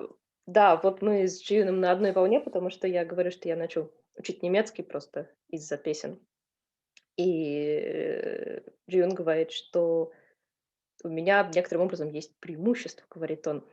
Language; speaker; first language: Russian; native; Russian